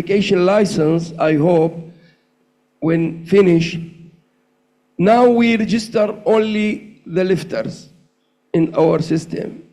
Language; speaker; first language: English; non-native, learner; Arabic